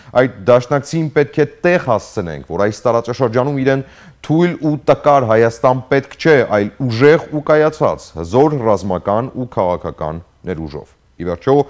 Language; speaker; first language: Armenian; native; Armenian